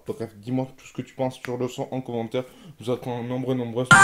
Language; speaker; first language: French; native; French